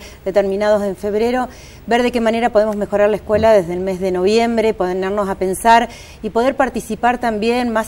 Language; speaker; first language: Spanish; native; Spanish